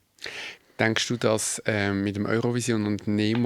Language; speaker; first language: German; native; German